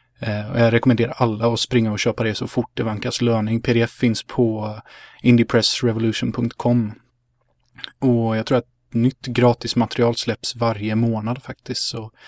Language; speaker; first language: Swedish; early bilingual, other home language; Hungarian